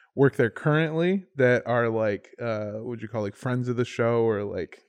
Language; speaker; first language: English; native; English